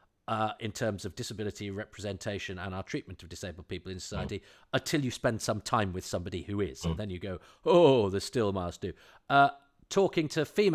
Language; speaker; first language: English; native; English